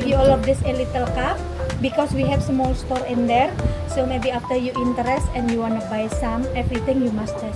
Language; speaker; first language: English; non-native, learner; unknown